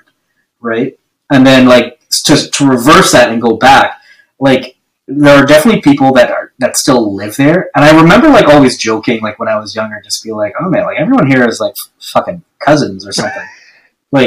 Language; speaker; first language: English; native; English